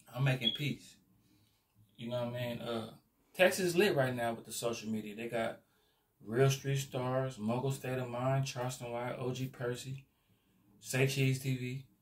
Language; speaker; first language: English; native; English